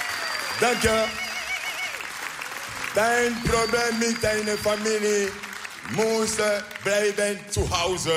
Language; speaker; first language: Dutch; non-native, learner; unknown